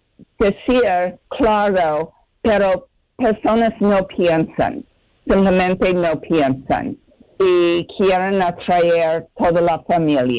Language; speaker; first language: Spanish; non-native, learner; English